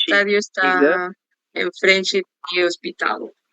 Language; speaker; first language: Portuguese; non-native, learner; Spanish